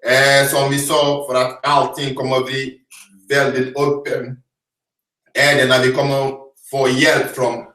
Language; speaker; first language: Swedish; non-native, fluent; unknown